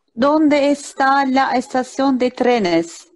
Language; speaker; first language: Spanish; non-native, learner; Turkish